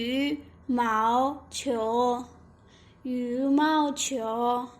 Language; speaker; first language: Chinese; non-native, fluent; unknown